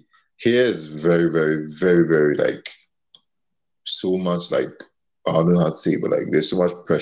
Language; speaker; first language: English; non-native, local second language; Akan